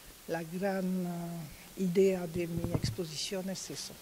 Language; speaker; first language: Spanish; non-native, learner; French